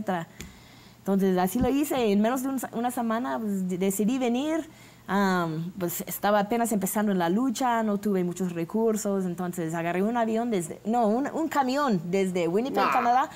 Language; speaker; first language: Spanish; non-native, fluent; English